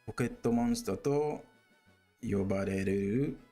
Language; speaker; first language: Japanese; non-native, learner; English